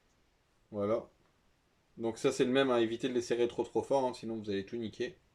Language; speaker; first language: French; native; French